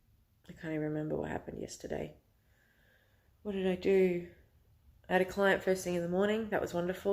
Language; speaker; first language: English; native; English